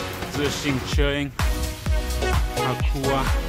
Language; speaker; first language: Chinese; non-native, learner; English